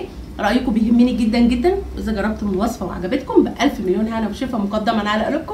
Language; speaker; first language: Arabic; native; Arabic